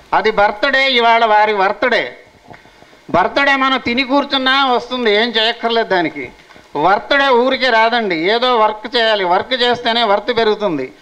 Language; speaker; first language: Telugu; non-native, local second language; Hindi